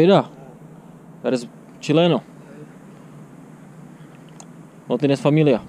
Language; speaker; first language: Spanish; non-native, learner; Czech